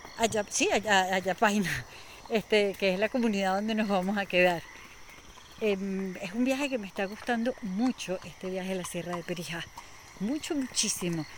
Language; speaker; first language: Spanish; native; Spanish